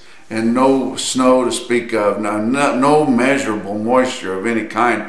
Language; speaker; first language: English; native; English